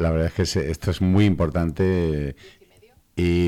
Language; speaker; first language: Spanish; native; Spanish